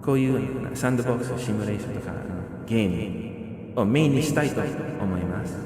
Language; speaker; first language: Japanese; non-native, fluent; English